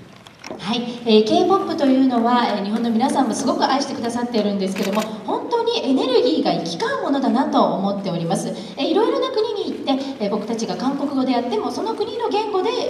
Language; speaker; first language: Japanese; native; Japanese